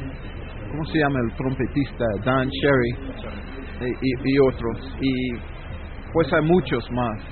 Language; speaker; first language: Spanish; non-native, fluent; English